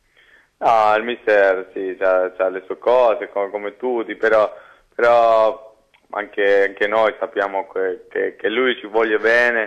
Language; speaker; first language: Italian; non-native, fluent; Spanish